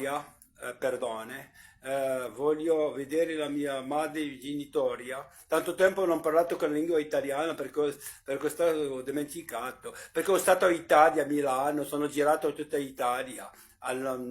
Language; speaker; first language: Italian; non-native, learner; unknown